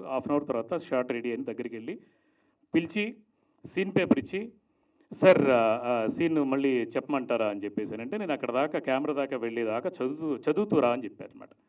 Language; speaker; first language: Telugu; native; Telugu